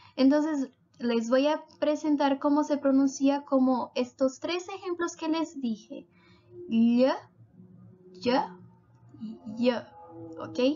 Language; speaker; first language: Spanish; non-native, fluent; Portuguese